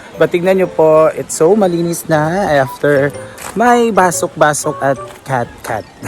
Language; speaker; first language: English; non-native, local second language; Filipino